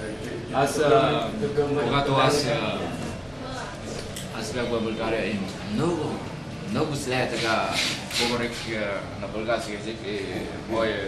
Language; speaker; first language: Bulgarian; non-native, learner; Vietnamese